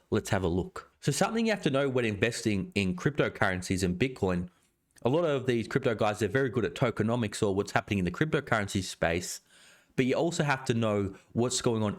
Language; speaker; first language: English; native; English